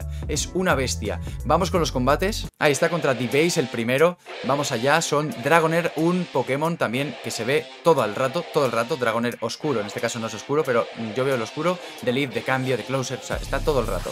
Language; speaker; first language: Spanish; native; Spanish